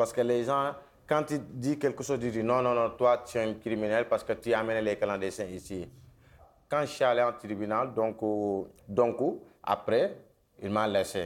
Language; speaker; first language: French; non-native, local second language; Wolof